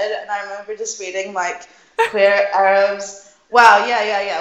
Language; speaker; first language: English; native; English